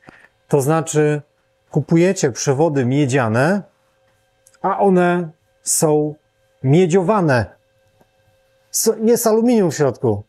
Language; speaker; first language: Polish; native; Polish